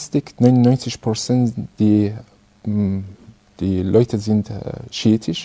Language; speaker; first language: German; non-native, fluent; Persian